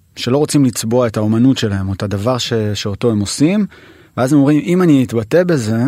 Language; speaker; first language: Hebrew; native; Hebrew